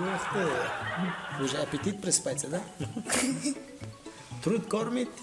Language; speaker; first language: Russian; non-native, local second language; Tajik